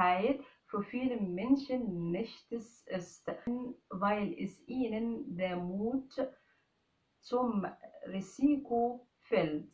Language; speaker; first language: German; non-native, fluent; Arabic